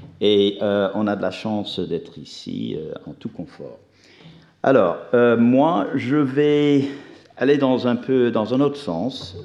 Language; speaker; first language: French; non-native, fluent; English